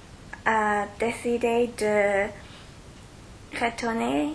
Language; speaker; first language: French; non-native, learner; English